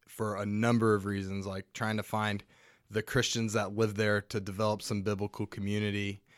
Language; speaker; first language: English; native; English